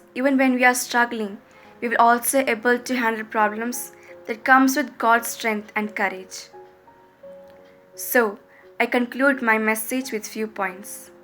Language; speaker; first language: English; non-native, local second language; Malayalam